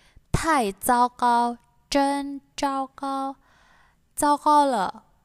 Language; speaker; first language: Chinese; non-native, fluent; Indonesian